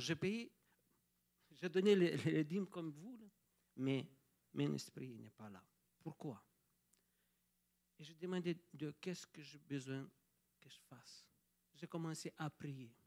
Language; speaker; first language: French; non-native, fluent; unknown